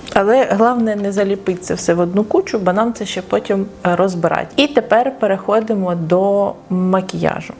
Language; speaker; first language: Ukrainian; non-native, local second language; Russian